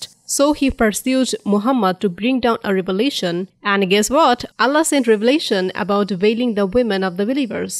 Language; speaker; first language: English; non-native, fluent; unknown